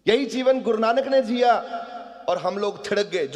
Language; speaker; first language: Hindi; non-native, local second language; Punjabi